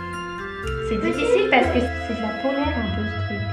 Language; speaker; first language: French; native; French